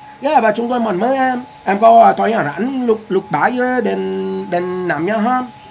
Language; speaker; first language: Vietnamese; non-native, fluent; English